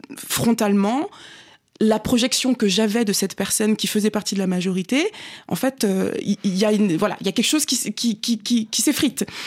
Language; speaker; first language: French; early bilingual, other home language; Lingala